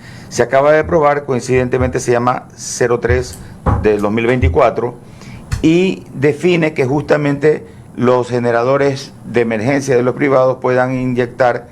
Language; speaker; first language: Spanish; native; Spanish